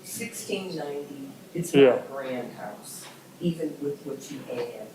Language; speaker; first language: English; native; English